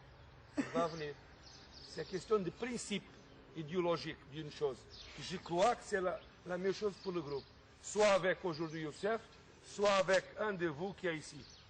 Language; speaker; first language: French; non-native, fluent; Portuguese